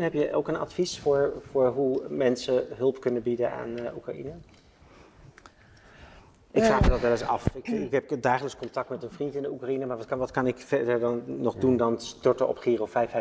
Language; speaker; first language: Dutch; native; Dutch